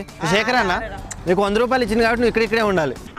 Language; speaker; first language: Telugu; native; Telugu